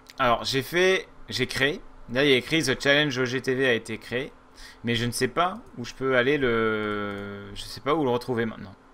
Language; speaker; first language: French; native; French